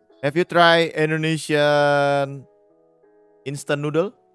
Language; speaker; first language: English; non-native, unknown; Indonesian